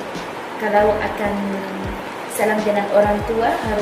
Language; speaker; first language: Indonesian; non-native, learner; Arabic